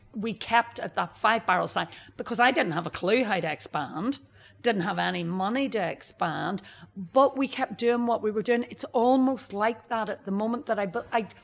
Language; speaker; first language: English; native; English